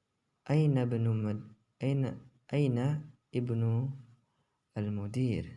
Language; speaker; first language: Arabic; non-native, fluent; Indonesian